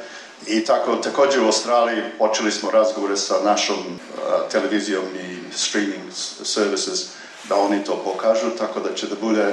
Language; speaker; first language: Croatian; early bilingual, heritage; Serbian